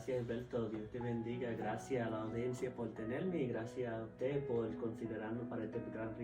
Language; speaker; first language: Spanish; early bilingual, heritage; Spanish